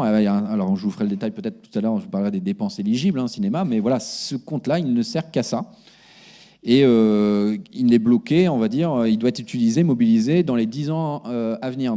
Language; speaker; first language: French; native; French